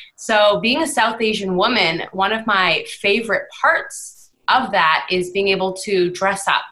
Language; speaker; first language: English; native; English